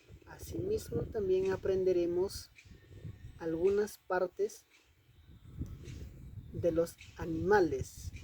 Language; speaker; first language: Spanish; non-native, local second language; Quechua